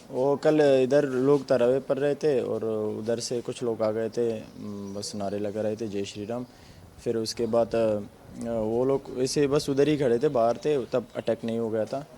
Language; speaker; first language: Hindi; non-native, fluent; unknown